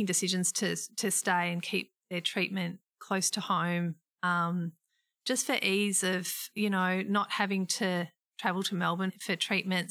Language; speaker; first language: English; native; English